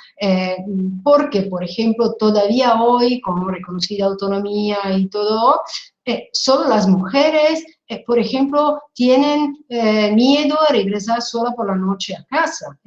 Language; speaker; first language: Spanish; non-native, fluent; Italian